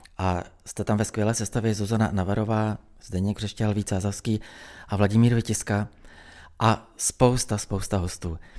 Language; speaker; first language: Czech; native; Czech